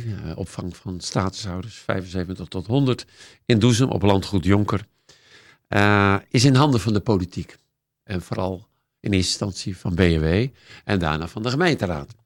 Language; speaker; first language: Dutch; native; Dutch